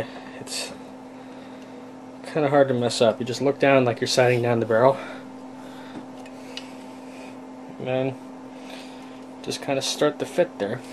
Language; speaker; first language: English; native; English